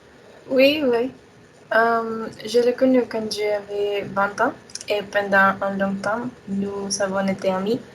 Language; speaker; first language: French; non-native, learner; Spanish